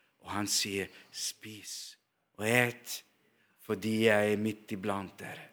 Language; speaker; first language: Norwegian; non-native, fluent; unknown